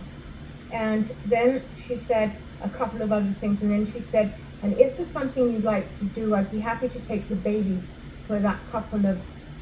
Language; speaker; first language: English; native; English